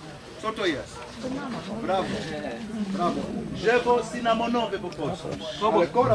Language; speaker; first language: Polish; non-native, learner; Swahili